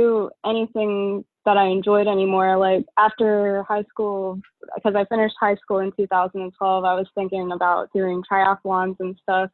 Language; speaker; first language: English; native; English